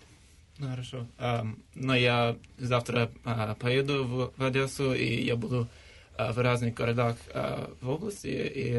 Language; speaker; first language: Ukrainian; non-native, learner; English